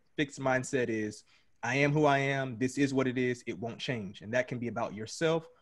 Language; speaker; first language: English; native; English